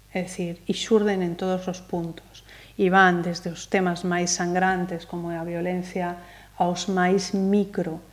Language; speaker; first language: Galician; native; Galician